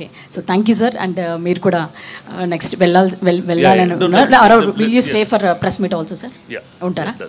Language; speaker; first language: Telugu; native; Telugu